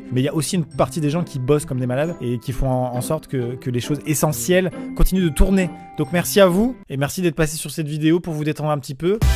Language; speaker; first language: French; native; French